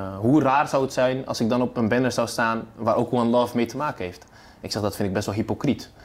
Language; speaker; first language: Dutch; early bilingual, other home language; Arabic